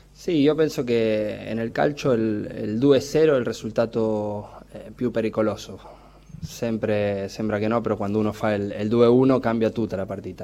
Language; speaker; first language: Italian; non-native, fluent; Spanish